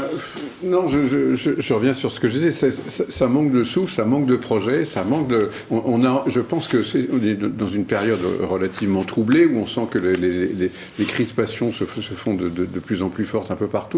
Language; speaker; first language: French; native; French